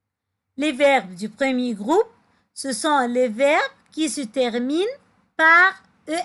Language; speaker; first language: French; non-native, fluent; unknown